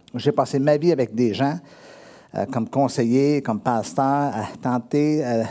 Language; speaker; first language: French; native; French